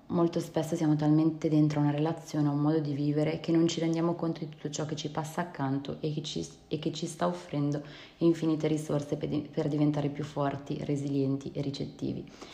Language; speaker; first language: Italian; native; Italian